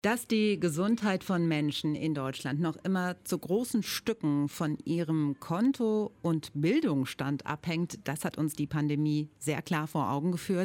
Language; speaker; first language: German; native; German